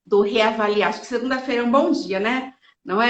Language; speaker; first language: Portuguese; native; Portuguese